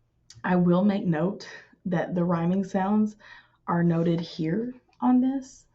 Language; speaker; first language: English; native; English